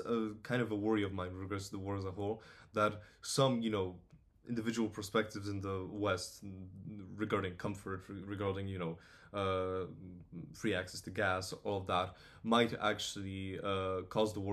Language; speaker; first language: English; non-native, fluent; Polish